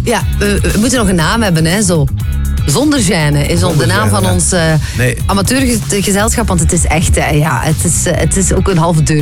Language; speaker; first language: Dutch; native; Dutch